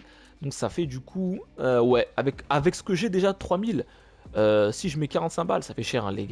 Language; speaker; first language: French; native; French